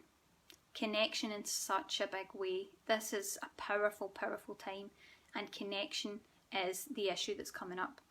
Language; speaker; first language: English; native; English